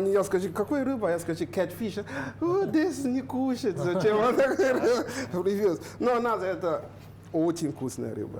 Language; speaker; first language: Russian; non-native, learner; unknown